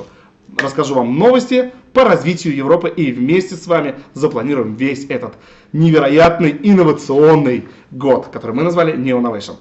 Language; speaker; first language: Russian; native; Russian